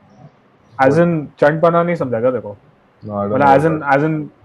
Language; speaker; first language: Hindi; native; Hindi